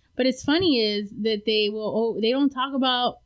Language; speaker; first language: English; early bilingual, other home language; Spanish